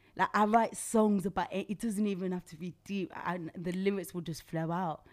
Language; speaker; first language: English; native; English